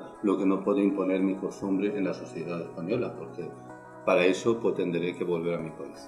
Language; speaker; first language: Spanish; non-native, fluent; Persian